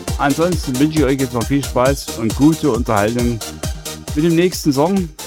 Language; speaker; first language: German; native; German